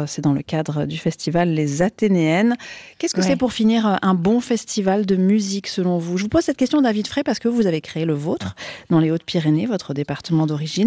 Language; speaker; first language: French; native; French